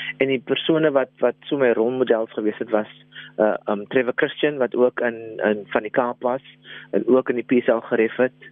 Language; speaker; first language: Afrikaans; non-native, local second language; English